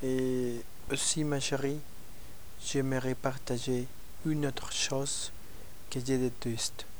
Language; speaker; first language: French; non-native, learner; Spanish